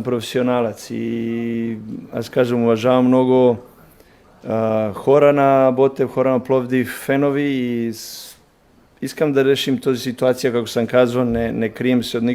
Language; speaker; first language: Bulgarian; non-native, learner; Serbian